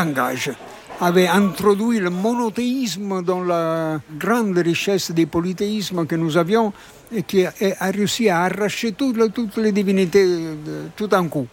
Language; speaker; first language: French; non-native, fluent; Italian